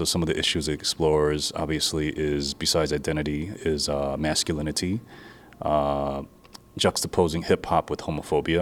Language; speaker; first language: English; native; English